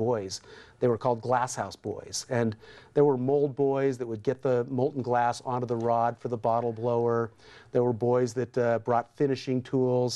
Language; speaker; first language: English; native; English